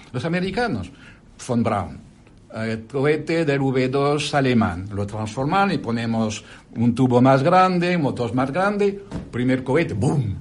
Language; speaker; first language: Spanish; non-native, fluent; French